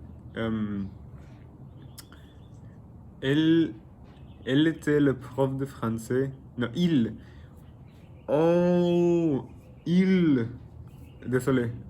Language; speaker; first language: French; non-native, learner; Spanish